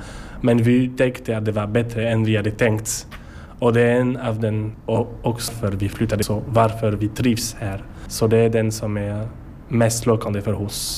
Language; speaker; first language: Swedish; non-native, learner; French